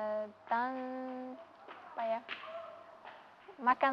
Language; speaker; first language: Indonesian; non-native, learner; Uzbek